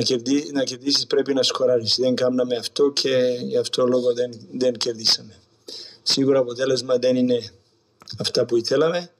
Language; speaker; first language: Greek; non-native, fluent; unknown